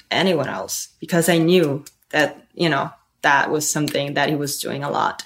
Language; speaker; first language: English; non-native, fluent; Italian